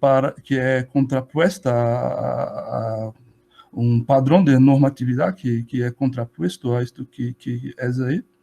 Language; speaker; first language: Spanish; non-native, learner; Portuguese